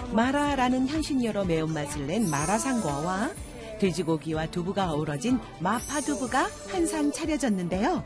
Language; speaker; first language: Korean; native; Korean